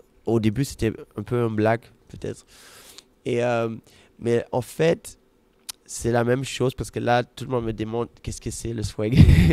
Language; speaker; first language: French; non-native, fluent; German